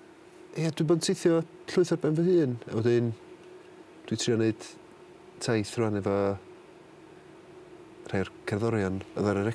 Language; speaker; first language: Welsh; native; Welsh